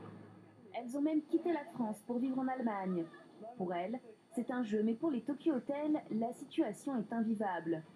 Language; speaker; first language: French; native; French